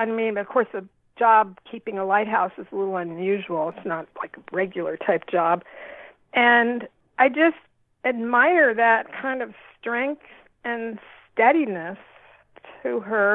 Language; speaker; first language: English; native; English